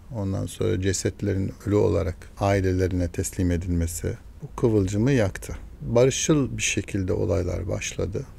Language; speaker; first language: Turkish; early bilingual, heritage; Arabic